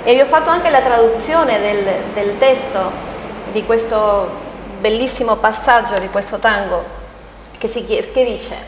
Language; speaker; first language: Italian; early bilingual, other home language; Spanish